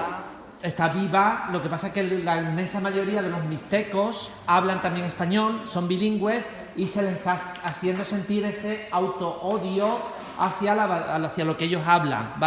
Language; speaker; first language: Spanish; native; Spanish